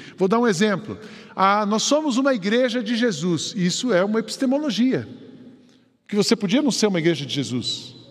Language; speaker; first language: Portuguese; native; Portuguese